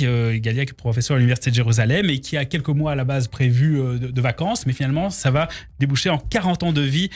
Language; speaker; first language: French; native; French